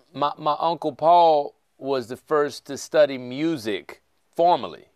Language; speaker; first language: English; native; English